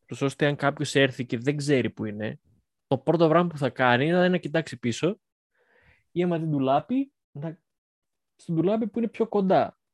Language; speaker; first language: Greek; native; Greek